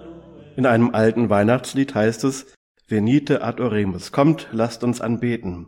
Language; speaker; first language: German; native; German